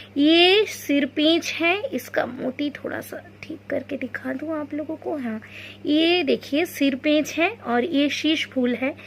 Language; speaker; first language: Hindi; non-native, local second language; Bangla